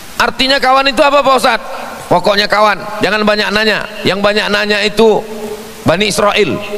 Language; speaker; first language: Indonesian; native; Indonesian